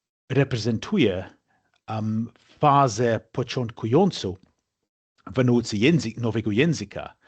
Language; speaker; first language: Polish; non-native, fluent; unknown